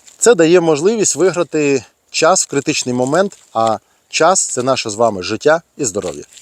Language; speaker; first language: Ukrainian; native; Ukrainian